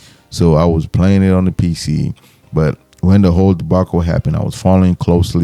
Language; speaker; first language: English; native; English